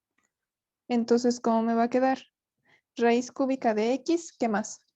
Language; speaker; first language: Spanish; native; Spanish